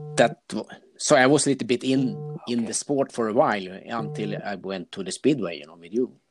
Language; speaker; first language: English; non-native, fluent; Swedish